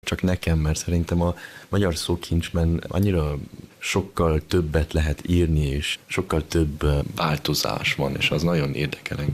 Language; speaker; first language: Hungarian; early bilingual, heritage; Hungarian